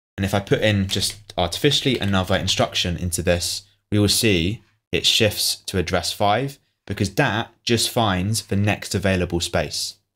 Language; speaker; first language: English; native; English